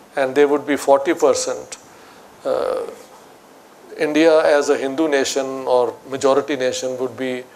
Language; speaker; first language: English; non-native, local second language; Punjabi